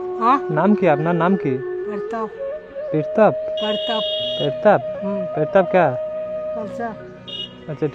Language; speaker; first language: Hindi; non-native, local second language; Bangla